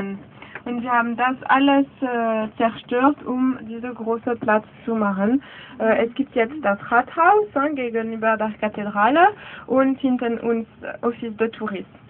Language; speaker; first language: German; non-native, fluent; French